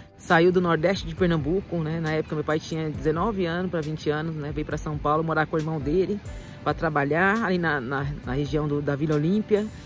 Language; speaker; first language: Portuguese; native; Portuguese